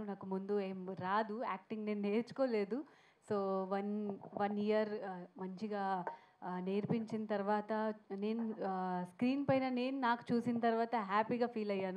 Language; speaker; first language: Telugu; non-native, learner; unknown